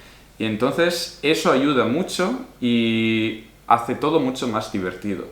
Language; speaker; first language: Spanish; non-native, fluent; Italian